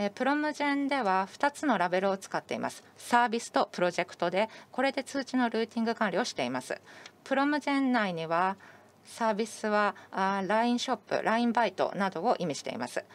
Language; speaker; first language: Japanese; non-native, fluent; English